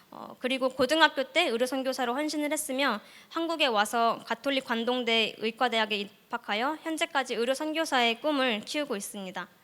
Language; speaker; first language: Korean; early bilingual, heritage; Korean